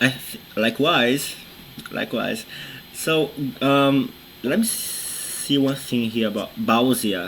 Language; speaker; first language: English; non-native, fluent; Portuguese